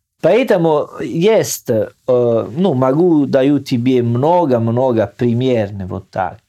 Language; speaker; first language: Russian; non-native, learner; Italian